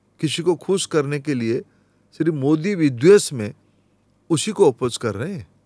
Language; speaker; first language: Hindi; non-native, local second language; Odia